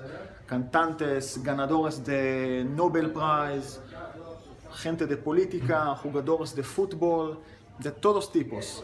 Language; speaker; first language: Spanish; non-native, learner; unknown